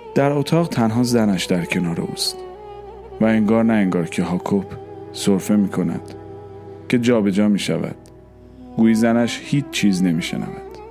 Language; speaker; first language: Persian; non-native, local second language; Armenian